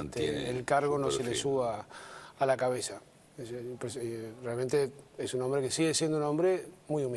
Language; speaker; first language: Spanish; native; Spanish